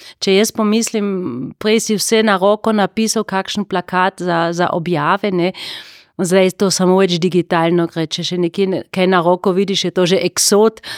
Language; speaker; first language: Slovenian; native; Slovenian